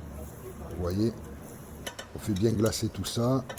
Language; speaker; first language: French; native; French